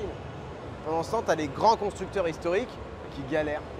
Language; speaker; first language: French; native; French